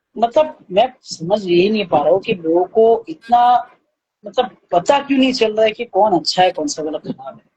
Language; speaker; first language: Hindi; non-native, local second language; Bangla